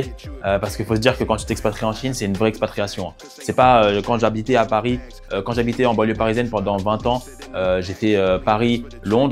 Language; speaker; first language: French; native; French